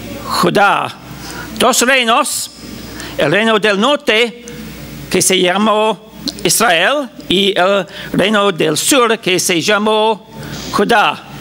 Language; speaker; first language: Spanish; non-native, fluent; English